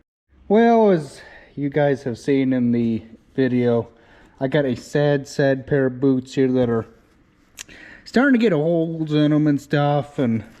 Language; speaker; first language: English; native; English